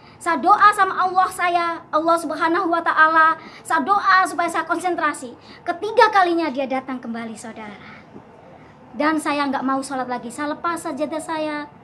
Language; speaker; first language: Indonesian; non-native, local second language; Javanese